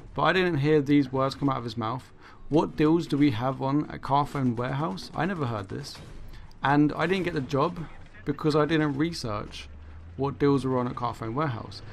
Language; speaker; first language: English; native; English